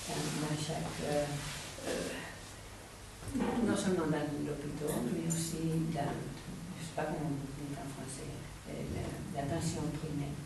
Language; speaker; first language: French; non-native, fluent; Spanish